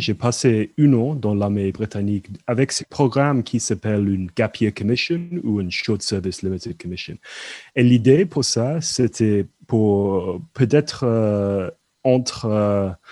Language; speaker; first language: French; non-native, fluent; English